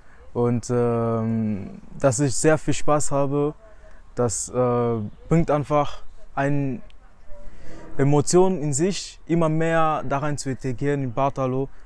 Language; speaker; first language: German; early bilingual, other home language; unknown